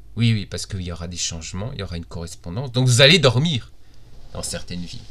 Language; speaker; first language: French; native; French